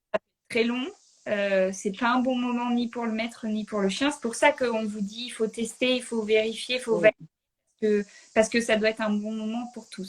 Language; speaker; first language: French; native; French